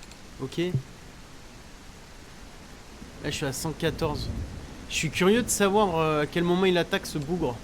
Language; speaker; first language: French; native; French